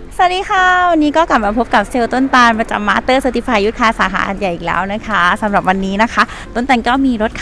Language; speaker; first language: Thai; native; Thai